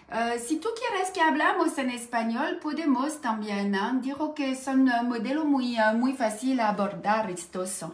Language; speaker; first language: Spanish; non-native, learner; French